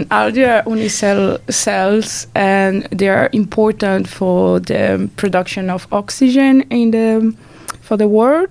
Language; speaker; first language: English; non-native, fluent; Portuguese